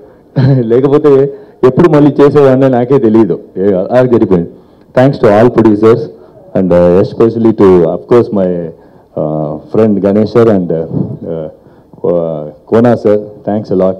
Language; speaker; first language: Telugu; non-native, fluent; Tamil